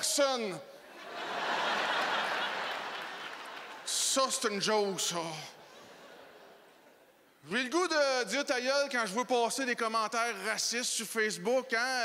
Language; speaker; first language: French; native; French